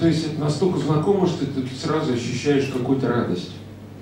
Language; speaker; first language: Russian; native; Russian